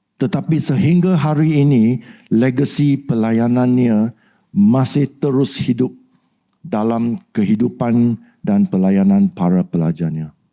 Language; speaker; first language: Malay; non-native, local second language; Chinese